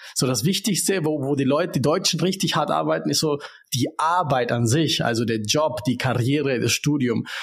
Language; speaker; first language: German; early bilingual, other home language; Spanish